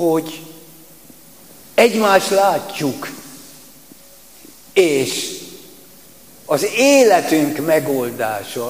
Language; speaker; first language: Hungarian; native; Hungarian